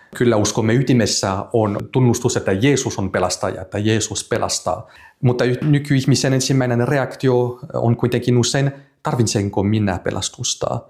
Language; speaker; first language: Finnish; non-native, fluent; French